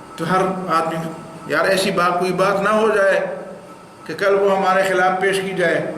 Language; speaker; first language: Urdu; non-native, local second language; Pashto